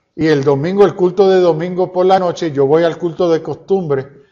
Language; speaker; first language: Spanish; early bilingual, heritage; Spanish